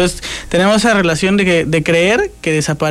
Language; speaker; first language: Spanish; native; Spanish